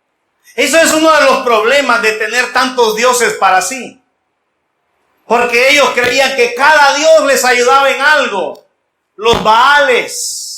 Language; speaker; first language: Spanish; native; Spanish